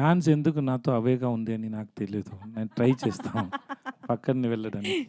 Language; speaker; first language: Telugu; non-native, learner; Tamil